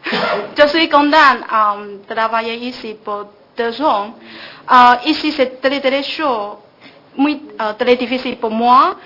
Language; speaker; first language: French; non-native, learner; Chinese